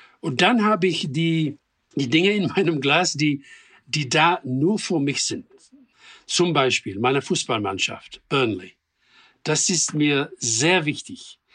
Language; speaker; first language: German; non-native, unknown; English